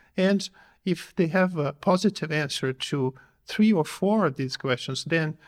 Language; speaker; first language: English; non-native, fluent; Portuguese